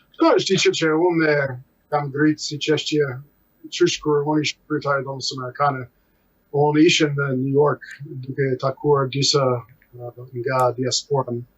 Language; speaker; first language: Albanian; non-native, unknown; English